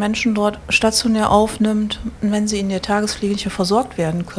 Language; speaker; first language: German; native; German